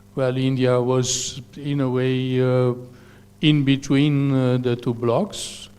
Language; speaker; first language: English; non-native, fluent; Romanian